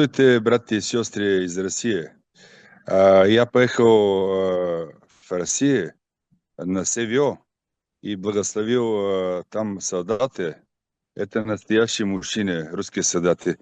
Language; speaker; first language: Russian; non-native, learner; Bulgarian